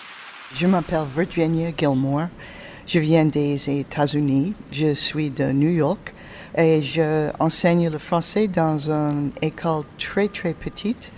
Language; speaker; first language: French; non-native, fluent; English